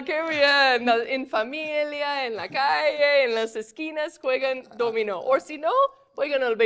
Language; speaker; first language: Spanish; non-native, fluent; English